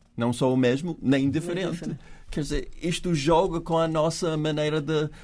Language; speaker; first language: Portuguese; non-native, fluent; English